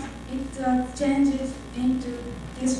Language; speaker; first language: English; non-native, learner; Japanese